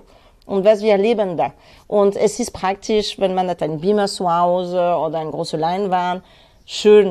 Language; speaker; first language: German; non-native, fluent; French